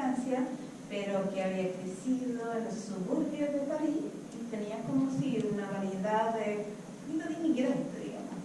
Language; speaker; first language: Spanish; non-native, fluent; Swedish